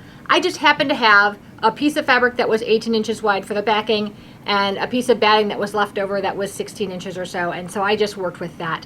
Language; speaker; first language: English; native; English